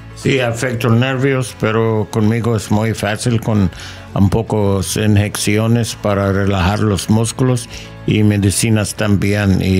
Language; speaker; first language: Spanish; non-native, learner; English